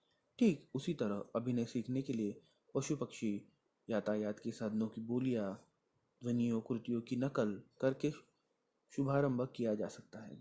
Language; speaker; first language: Hindi; non-native, local second language; Marathi